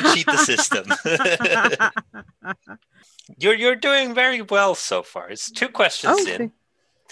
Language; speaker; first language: English; non-native, fluent; Swedish